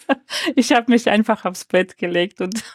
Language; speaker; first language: German; early bilingual, other home language; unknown